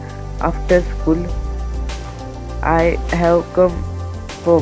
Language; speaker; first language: English; non-native, learner; Marathi